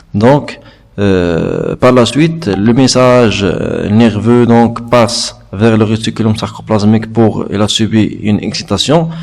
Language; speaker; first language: French; non-native, local second language; Arabic